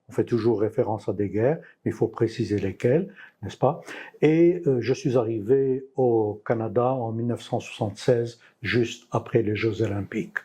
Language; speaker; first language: French; non-native, local second language; Arabic